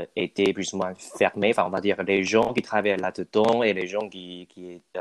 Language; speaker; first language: French; non-native, fluent; Chinese